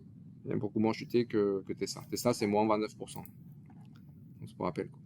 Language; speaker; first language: French; native; French